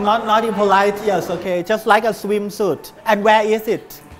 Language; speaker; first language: English; non-native, fluent; Thai